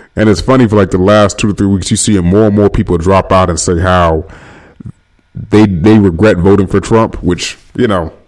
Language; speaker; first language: English; native; English